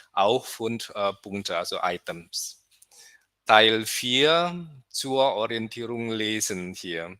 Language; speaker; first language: German; non-native, fluent; Indonesian